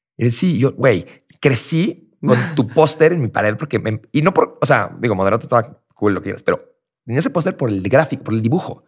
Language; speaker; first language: Spanish; native; Spanish